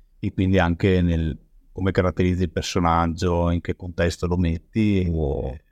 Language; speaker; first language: Italian; native; Italian